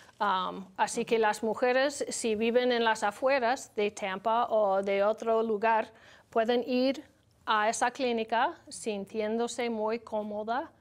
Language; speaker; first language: Spanish; non-native, learner; English